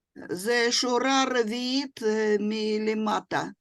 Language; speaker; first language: Hebrew; non-native, fluent; Russian